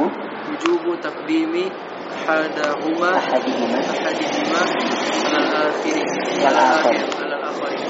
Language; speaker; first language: Arabic; non-native, learner; Indonesian